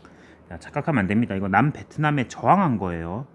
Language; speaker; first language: Korean; native; Korean